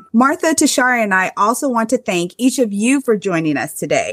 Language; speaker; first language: English; native; English